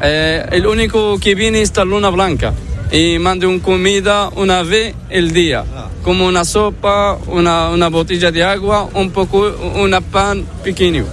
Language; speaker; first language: Spanish; non-native, learner; Arabic